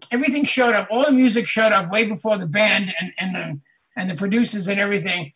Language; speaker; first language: English; native; English